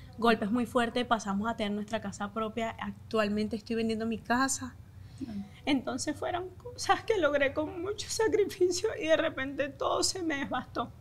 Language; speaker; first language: Spanish; native; Spanish